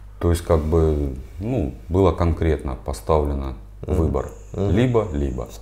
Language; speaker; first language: Russian; native; Russian